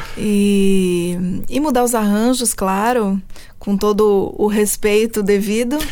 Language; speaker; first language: Portuguese; early bilingual, heritage; Portuguese